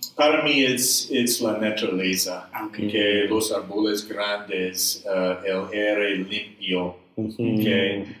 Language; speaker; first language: Spanish; non-native, learner; English